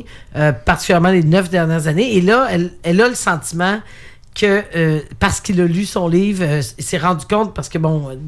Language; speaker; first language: French; native; French